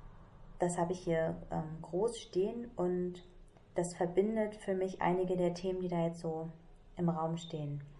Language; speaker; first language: German; native; German